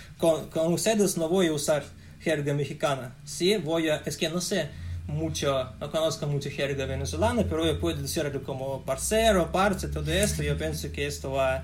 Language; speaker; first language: Spanish; non-native, learner; Russian